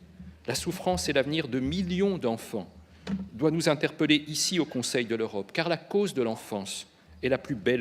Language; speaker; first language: French; native; French